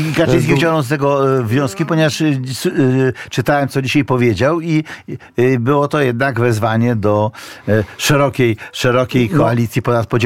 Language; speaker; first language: Polish; native; Polish